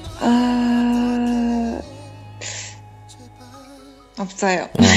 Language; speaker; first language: Korean; non-native, learner; Chinese